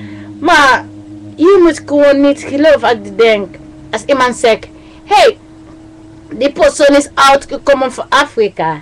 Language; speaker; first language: Dutch; non-native, learner; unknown